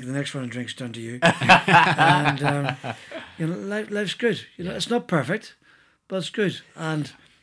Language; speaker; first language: English; native; English